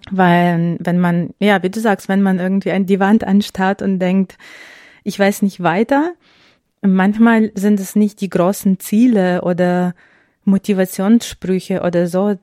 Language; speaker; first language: German; non-native, fluent; Ukrainian